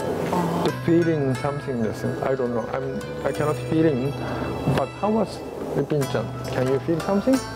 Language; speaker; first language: English; non-native, learner; Japanese